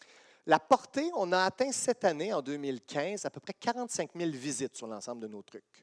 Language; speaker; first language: French; native; French